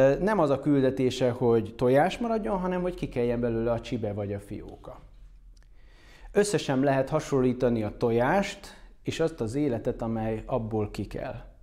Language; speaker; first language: Hungarian; native; Hungarian